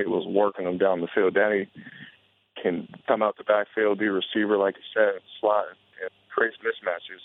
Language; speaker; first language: English; native; English